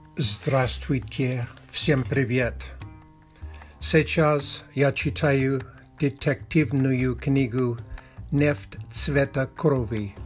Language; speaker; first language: Russian; non-native, learner; Czech